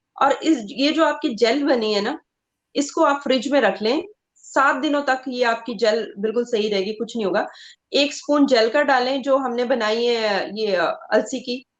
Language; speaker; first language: Hindi; non-native, local second language; Punjabi